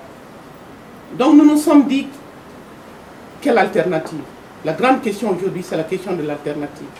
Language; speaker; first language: French; non-native, local second language; Bambara